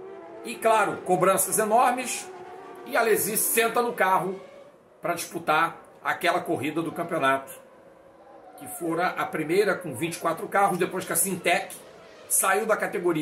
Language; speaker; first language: Portuguese; native; Portuguese